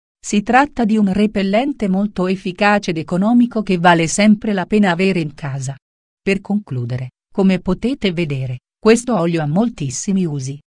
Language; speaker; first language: Italian; native; Italian